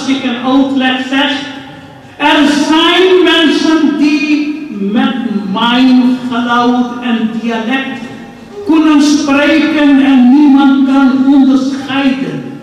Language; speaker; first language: Dutch; non-native, fluent; Urdu